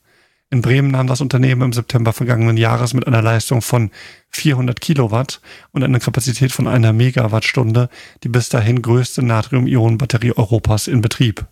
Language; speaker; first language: German; native; German